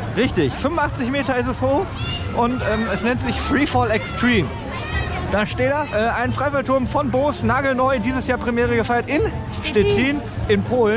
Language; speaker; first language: German; native; German